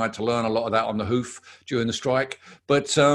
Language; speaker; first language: English; native; English